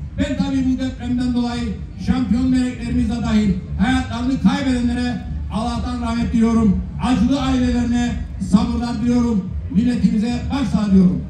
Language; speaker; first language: Turkish; native; Turkish